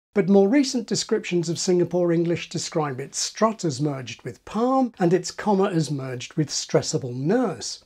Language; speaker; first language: English; native; English